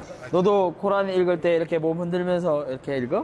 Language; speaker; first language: Korean; native; Korean